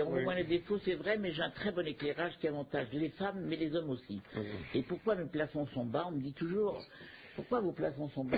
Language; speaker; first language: French; native; French